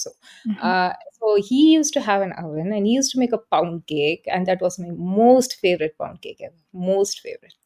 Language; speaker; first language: English; non-native, local second language; Tamil